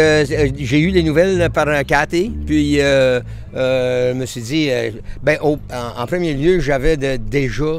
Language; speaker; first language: French; native; French